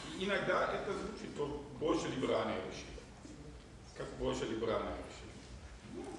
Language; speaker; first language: Russian; non-native, fluent; German